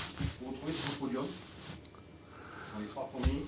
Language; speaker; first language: French; native; French